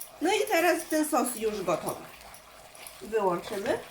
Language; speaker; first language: Polish; non-native, learner; Chinese